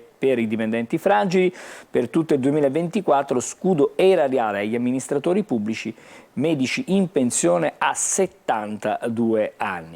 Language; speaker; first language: Italian; native; Italian